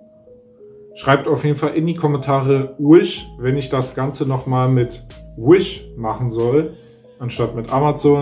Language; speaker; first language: German; native; German